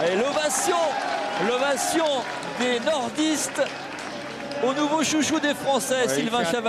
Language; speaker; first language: French; native; French